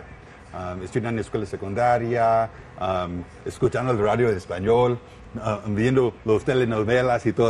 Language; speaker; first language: Spanish; non-native, learner; English